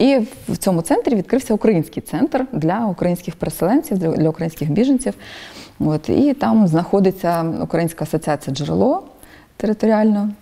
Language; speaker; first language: Ukrainian; native; Ukrainian